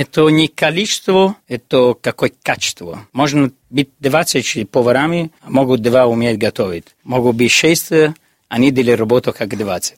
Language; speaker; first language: Russian; non-native, learner; Italian